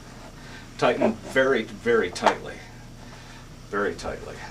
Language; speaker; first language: English; native; English